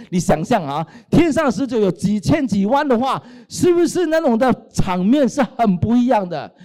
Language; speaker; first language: Chinese; native; Chinese